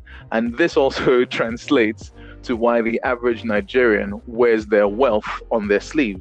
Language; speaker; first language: English; non-native, local second language; Yoruba